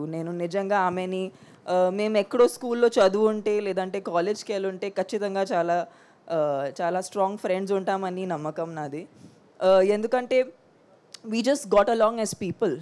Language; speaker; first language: Telugu; non-native, local second language; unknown